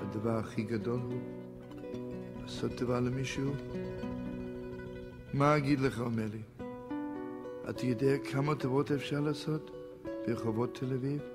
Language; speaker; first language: Hebrew; non-native, fluent; Yiddish